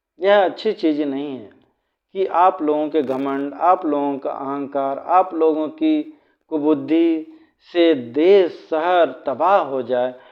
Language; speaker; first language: Hindi; native; Hindi